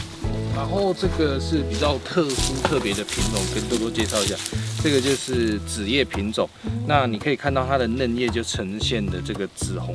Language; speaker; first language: Chinese; native; Chinese